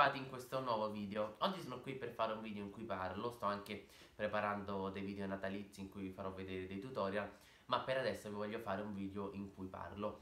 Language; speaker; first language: Italian; native; Italian